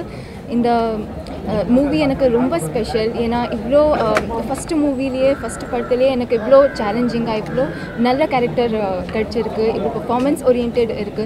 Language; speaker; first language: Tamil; non-native, fluent; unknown